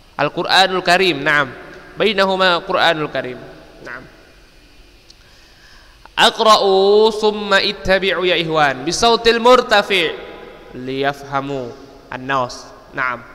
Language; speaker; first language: Arabic; non-native, fluent; Indonesian